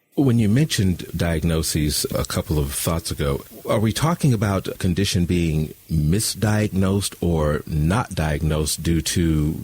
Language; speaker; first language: English; native; English